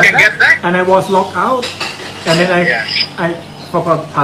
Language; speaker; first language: English; non-native, learner; Thai